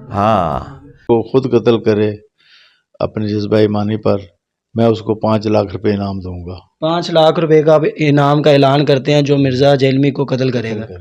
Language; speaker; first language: Urdu; non-native, local second language; Punjabi